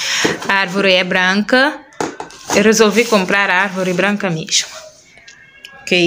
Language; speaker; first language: Portuguese; non-native, local second language; Kabuverdianu